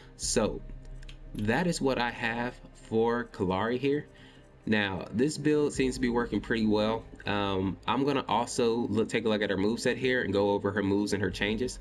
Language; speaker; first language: English; native; English